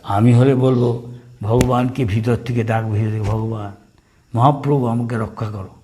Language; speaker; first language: Bangla; native; Bangla